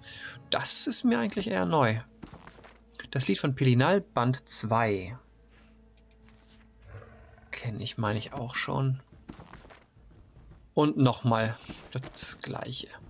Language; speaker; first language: German; native; German